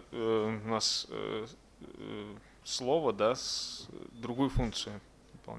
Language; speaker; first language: Russian; native; Russian